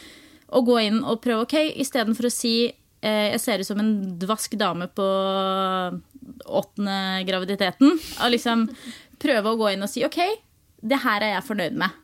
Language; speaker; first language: Norwegian; native; Norwegian